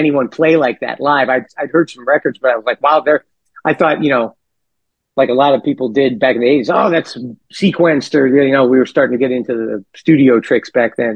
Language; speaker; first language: English; native; English